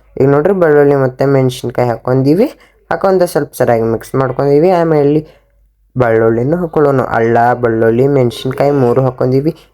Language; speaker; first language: Kannada; native; Kannada